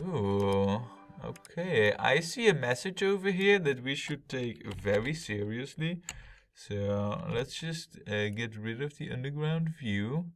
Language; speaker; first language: English; non-native, fluent; Dutch